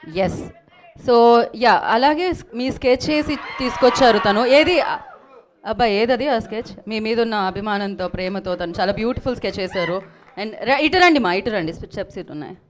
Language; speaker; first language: Telugu; native; Telugu